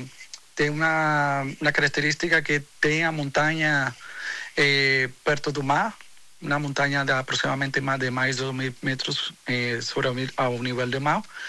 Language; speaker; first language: Portuguese; non-native, fluent; Spanish